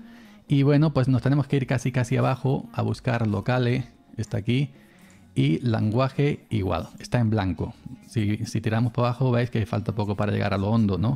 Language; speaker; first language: Spanish; native; Spanish